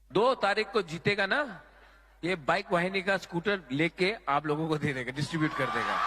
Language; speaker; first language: Hindi; non-native, local second language; Kok Borok